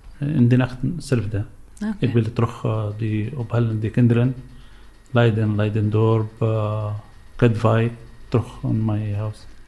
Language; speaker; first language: Dutch; non-native, learner; Arabic